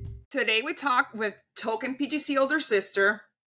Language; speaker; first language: English; non-native, fluent; Spanish